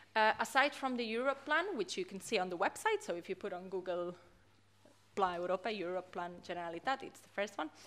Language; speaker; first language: English; non-native, fluent; Catalan